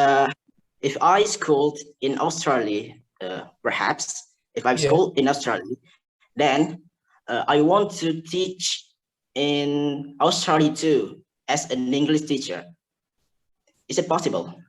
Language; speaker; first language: English; non-native, learner; Indonesian